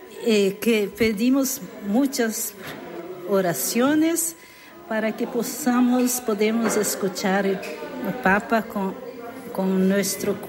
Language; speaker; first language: Spanish; non-native, learner; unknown